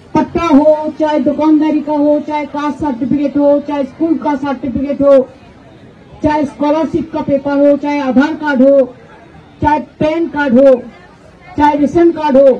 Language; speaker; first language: Hindi; non-native, local second language; Bangla